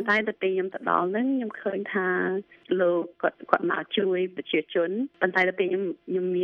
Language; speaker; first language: Khmer; early bilingual, heritage; Khmer